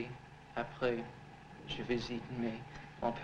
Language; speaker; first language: French; non-native, learner; English